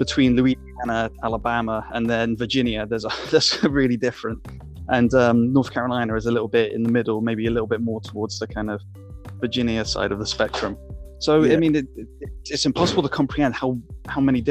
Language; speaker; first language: English; native; English